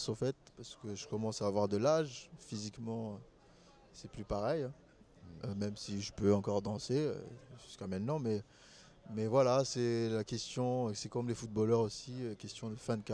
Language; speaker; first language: French; non-native, local second language; Malagasy